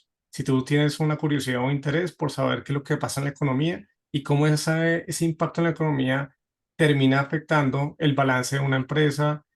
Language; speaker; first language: Spanish; native; Spanish